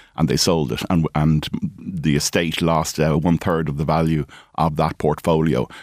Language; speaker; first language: English; native; English